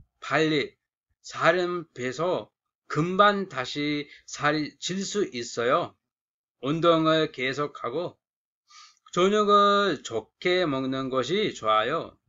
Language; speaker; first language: Korean; non-native, fluent; Sinhala